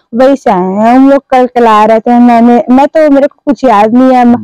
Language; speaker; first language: Hindi; native; Hindi